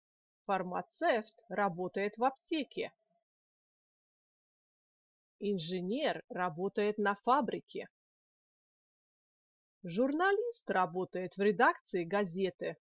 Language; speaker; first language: Russian; non-native, fluent; Polish